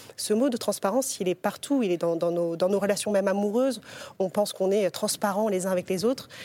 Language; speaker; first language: French; native; French